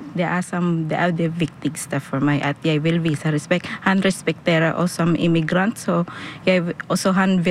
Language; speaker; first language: Norwegian; non-native, fluent; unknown